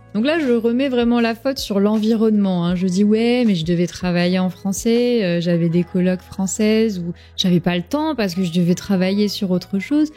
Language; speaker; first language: French; native; French